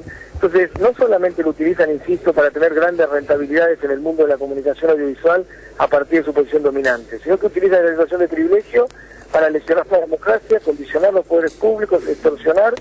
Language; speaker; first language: Spanish; native; Spanish